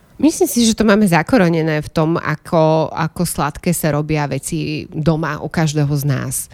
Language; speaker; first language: Slovak; native; Slovak